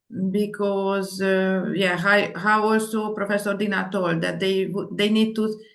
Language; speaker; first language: English; non-native, fluent; Indonesian